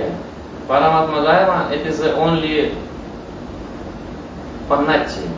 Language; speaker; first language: English; non-native, learner; Russian